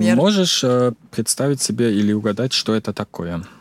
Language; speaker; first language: Russian; non-native, fluent; German